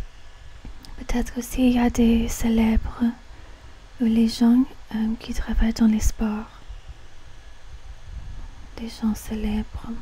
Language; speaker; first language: French; non-native, learner; English